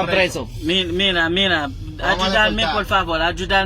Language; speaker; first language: Spanish; non-native, learner; Haitian Creole